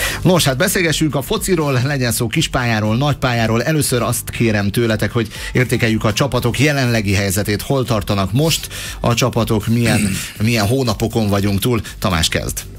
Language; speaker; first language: Hungarian; native; Hungarian